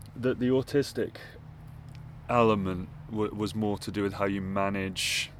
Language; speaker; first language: English; native; English